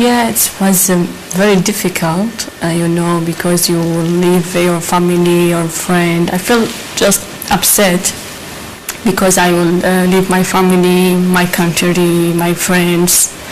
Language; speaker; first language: English; non-native, learner; Arabic